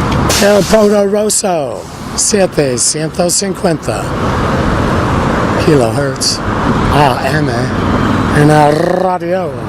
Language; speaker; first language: Spanish; non-native, learner; English